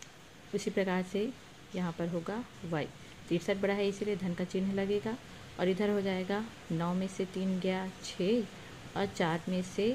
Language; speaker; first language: Hindi; native; Hindi